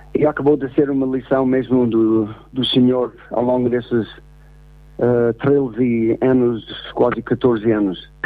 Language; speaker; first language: Portuguese; non-native, fluent; English